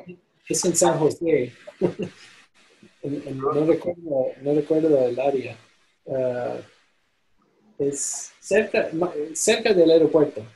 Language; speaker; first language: Spanish; non-native, fluent; English